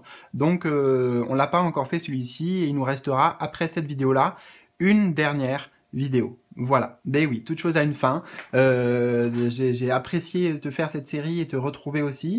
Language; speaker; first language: French; native; French